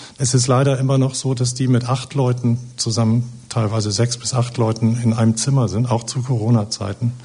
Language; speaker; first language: German; native; German